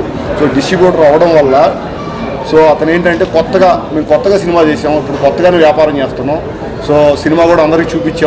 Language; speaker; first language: Telugu; native; Telugu